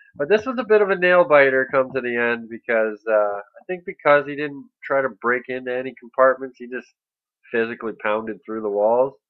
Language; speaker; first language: English; native; English